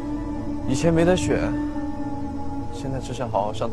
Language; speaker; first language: Chinese; native; Chinese